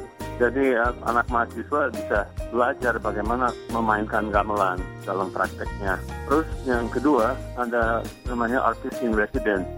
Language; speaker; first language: Indonesian; non-native, fluent; English